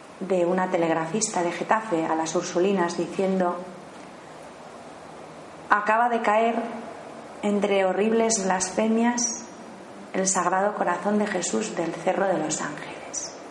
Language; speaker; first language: Spanish; native; Spanish